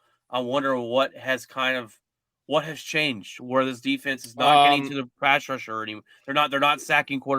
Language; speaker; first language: English; native; English